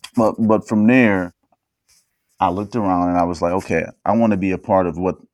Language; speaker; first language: English; native; English